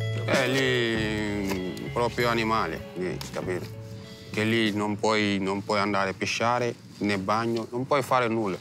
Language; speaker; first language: Italian; non-native, learner; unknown